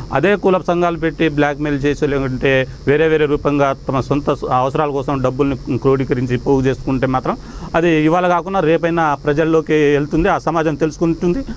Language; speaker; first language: Telugu; non-native, local second language; Lambadi